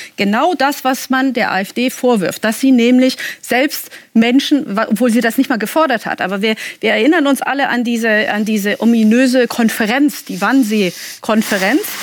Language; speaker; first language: German; native; German